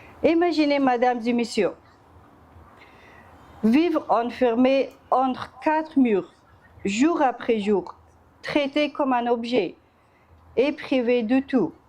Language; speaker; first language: French; non-native, fluent; Persian